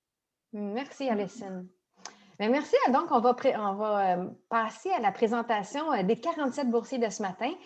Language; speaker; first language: French; native; French